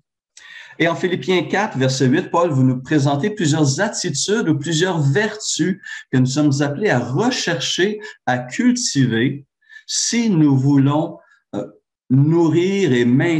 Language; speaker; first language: French; native; French